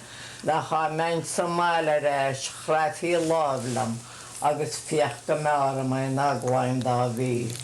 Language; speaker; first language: Irish; native; Irish